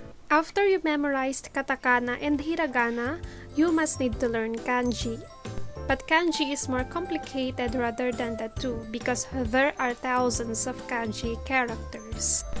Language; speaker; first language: English; non-native, local second language; Filipino